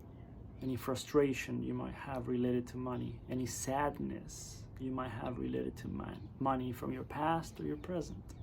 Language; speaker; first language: English; native; English